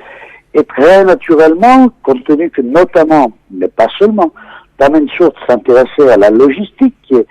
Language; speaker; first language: French; native; French